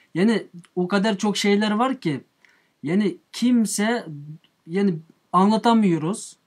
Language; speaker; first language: Turkish; non-native, fluent; Uyghur